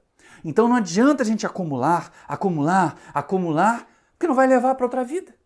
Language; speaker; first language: Portuguese; native; Portuguese